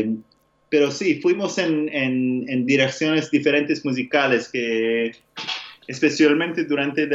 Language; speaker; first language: Spanish; non-native, learner; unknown